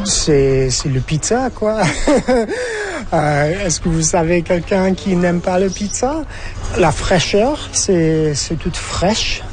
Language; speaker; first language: French; non-native, fluent; English